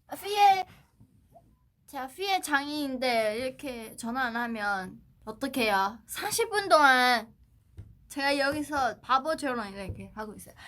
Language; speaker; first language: Korean; non-native, fluent; Chinese